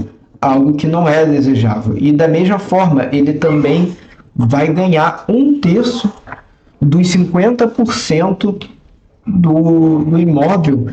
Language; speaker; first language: Portuguese; native; Portuguese